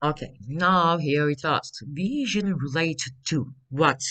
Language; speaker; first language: English; non-native, fluent; Turkish